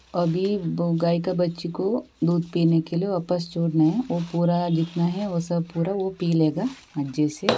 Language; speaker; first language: Hindi; non-native, local second language; Kannada